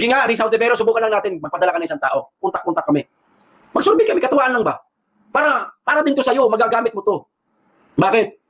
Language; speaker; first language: Filipino; non-native, local second language; Cebuano